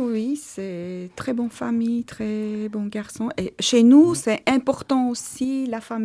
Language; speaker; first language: French; non-native, learner; Armenian